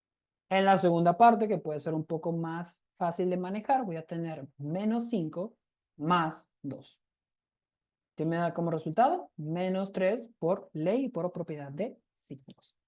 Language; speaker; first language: Spanish; native; Spanish